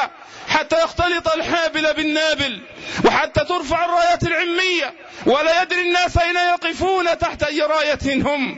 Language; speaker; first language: Arabic; native; Arabic